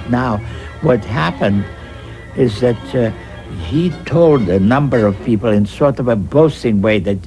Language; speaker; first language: English; non-native, fluent; Russian